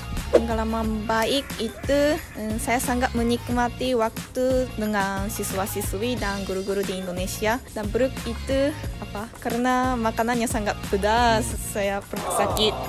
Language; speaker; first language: Indonesian; non-native, learner; Japanese